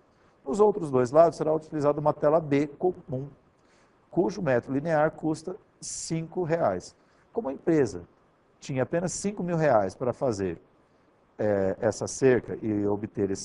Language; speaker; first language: Portuguese; native; Portuguese